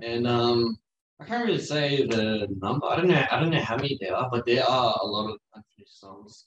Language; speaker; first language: English; early bilingual, other home language; Korean